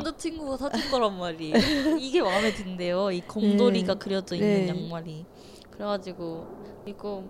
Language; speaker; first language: Korean; non-native, learner; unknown